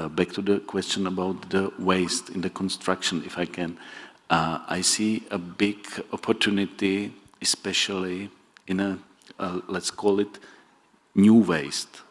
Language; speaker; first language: English; non-native, fluent; Czech